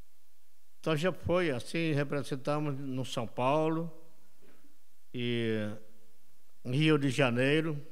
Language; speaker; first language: Portuguese; non-native, local second language; Yanomámi